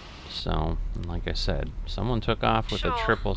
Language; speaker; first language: English; native; English